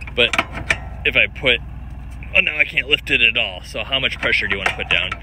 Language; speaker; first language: English; native; English